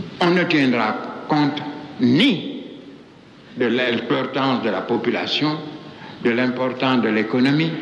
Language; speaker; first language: French; non-native, local second language; Baoulé